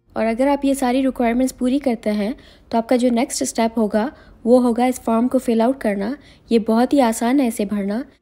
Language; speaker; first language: Hindi; native; Hindi